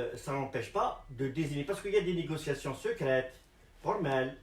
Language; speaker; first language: French; non-native, local second language; Arabic